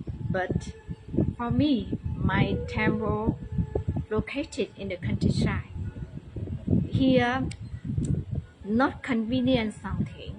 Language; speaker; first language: English; non-native, learner; Vietnamese